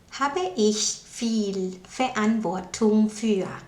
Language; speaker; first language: German; non-native, fluent; Thai